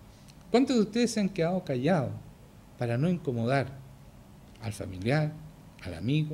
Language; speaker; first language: Spanish; native; Spanish